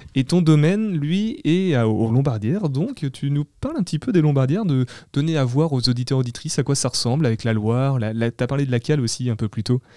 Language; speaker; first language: French; native; French